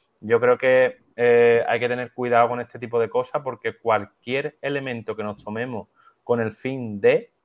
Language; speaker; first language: Spanish; native; Spanish